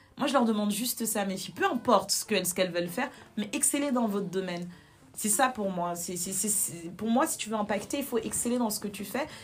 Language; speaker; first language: French; native; French